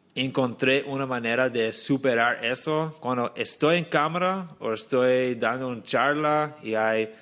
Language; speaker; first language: Spanish; non-native, fluent; English